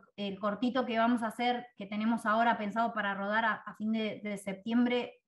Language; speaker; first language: Spanish; native; Spanish